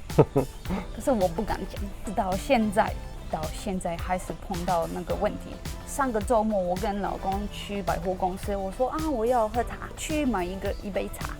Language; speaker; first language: Chinese; non-native, learner; Polish